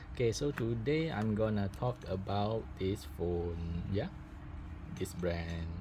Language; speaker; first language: English; non-native, local second language; Malay